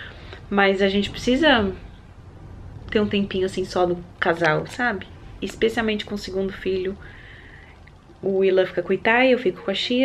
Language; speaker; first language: Portuguese; early bilingual, heritage; Portuguese